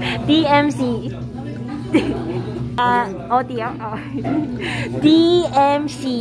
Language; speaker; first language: Korean; non-native, learner; Cantonese